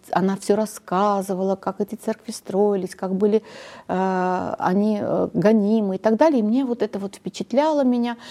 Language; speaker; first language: Russian; non-native, local second language; Armenian